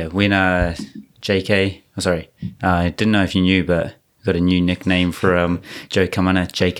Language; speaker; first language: English; native; English